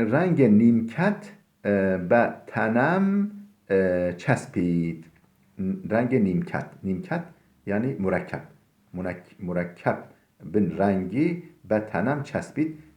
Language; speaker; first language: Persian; non-native, fluent; Turkish